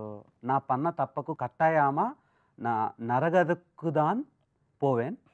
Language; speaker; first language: Telugu; native; Telugu